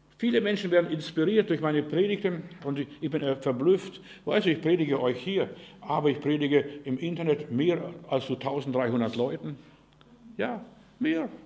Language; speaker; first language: German; non-native, fluent; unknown